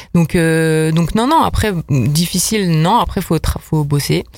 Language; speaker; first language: French; native; French